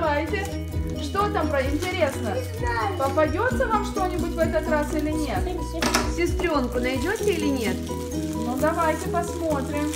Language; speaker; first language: Russian; native; Russian